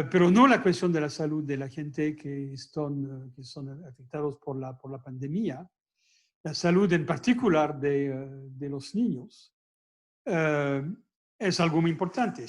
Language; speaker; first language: Spanish; non-native, fluent; French